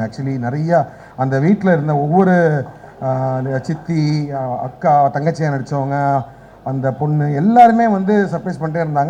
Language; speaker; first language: Tamil; native; Tamil